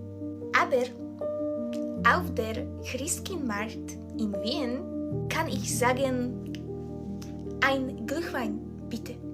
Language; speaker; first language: German; non-native, learner; Hungarian